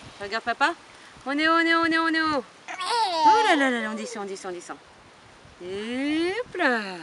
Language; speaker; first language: French; native; French